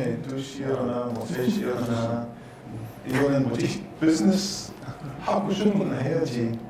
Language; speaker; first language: Korean; non-native, learner; English